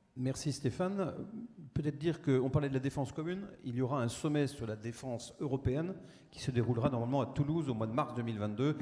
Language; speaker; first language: French; native; French